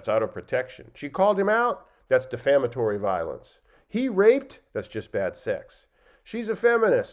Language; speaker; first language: English; native; English